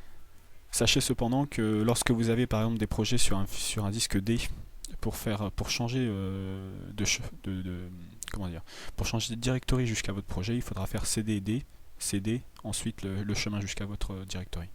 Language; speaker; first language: French; native; French